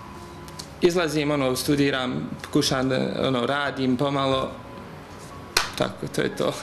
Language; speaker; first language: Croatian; early bilingual, heritage; Bosnian